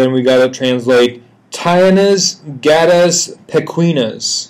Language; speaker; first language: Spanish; non-native, learner; English